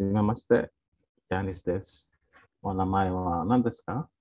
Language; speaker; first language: Japanese; non-native, learner; Greek